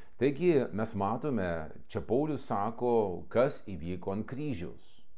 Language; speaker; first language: Lithuanian; non-native, local second language; Russian